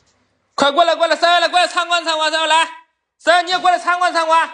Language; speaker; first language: Chinese; native; Chinese